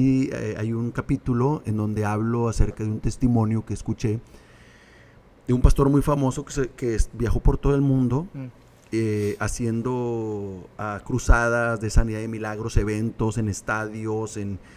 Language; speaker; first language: Spanish; native; Spanish